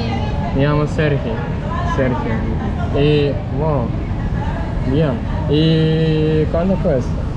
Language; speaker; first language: Spanish; non-native, learner; Russian